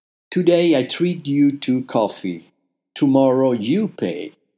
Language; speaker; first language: English; non-native, fluent; Italian